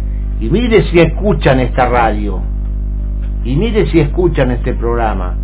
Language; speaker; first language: Spanish; native; Spanish